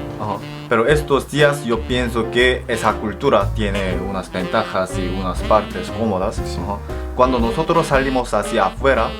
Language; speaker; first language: Spanish; non-native, fluent; Korean